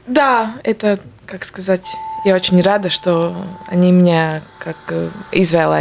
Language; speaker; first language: Russian; non-native, local second language; Latvian